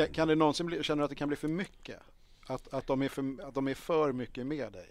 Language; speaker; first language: Swedish; native; Swedish